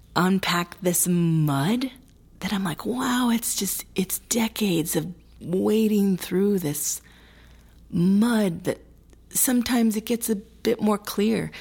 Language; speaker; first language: English; early bilingual, other home language; Spanish